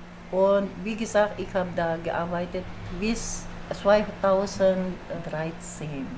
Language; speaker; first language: German; non-native, learner; Filipino